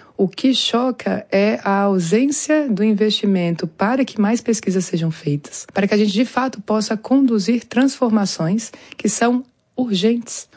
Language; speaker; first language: Portuguese; native; Portuguese